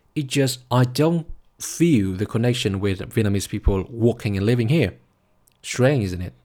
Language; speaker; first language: English; non-native, fluent; Vietnamese